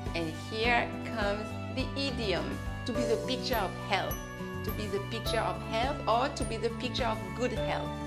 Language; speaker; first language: English; non-native, fluent; French